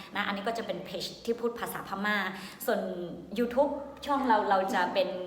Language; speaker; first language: Thai; non-native, fluent; Burmese